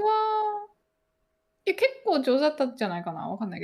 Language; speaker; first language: Japanese; native; Japanese